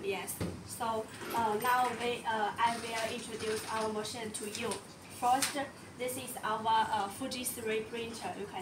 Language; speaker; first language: English; non-native, learner; Chinese